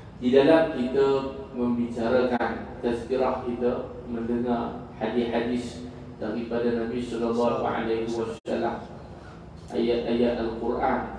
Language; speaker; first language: Malay; native; Malay